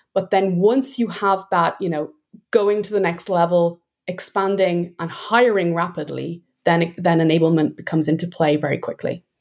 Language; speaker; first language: English; native; English